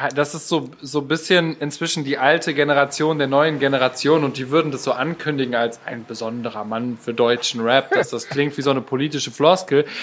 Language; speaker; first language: German; native; German